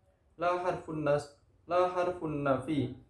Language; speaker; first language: Arabic; non-native, learner; Indonesian